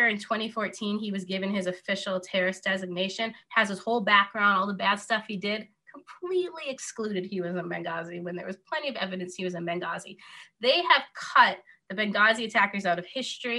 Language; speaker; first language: English; native; English